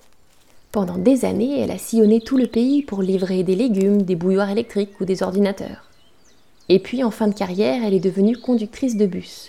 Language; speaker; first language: French; native; French